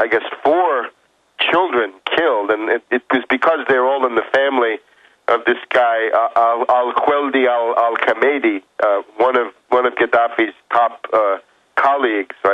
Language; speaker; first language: English; native; English